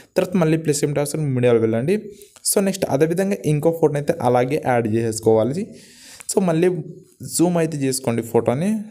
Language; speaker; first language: Telugu; non-native, local second language; Gondi